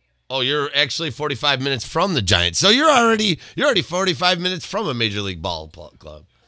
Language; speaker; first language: English; native; English